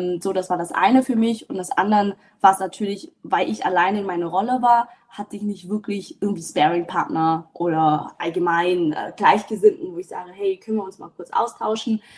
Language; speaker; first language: German; early bilingual, other home language; Vietnamese